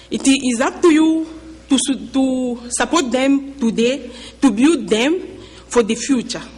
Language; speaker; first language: English; non-native, learner; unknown